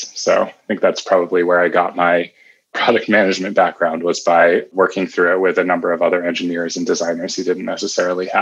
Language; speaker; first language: English; native; English